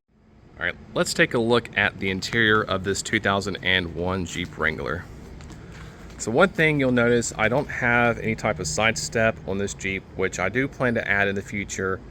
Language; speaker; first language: English; native; English